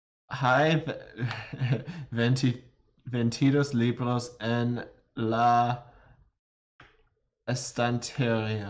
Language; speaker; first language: Spanish; non-native, learner; English